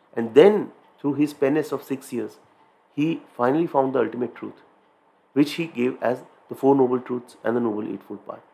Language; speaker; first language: English; non-native, local second language; Hindi